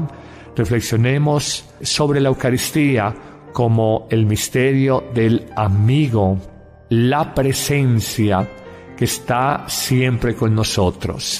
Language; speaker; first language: Spanish; native; Spanish